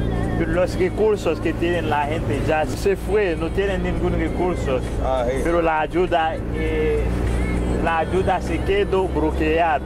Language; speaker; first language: Spanish; non-native, fluent; Haitian Creole